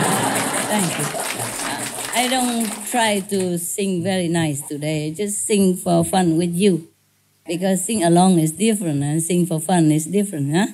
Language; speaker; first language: English; non-native, fluent; Vietnamese